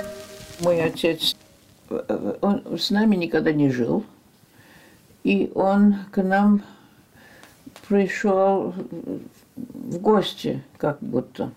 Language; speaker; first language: Russian; early bilingual, heritage; French